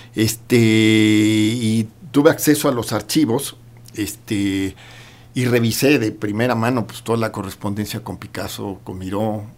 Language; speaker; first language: Spanish; native; Spanish